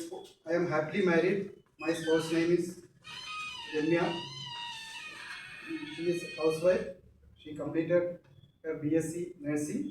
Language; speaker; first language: English; non-native, local second language; Malayalam